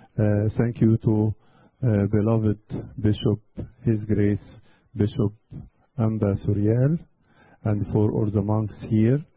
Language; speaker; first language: English; non-native, fluent; Arabic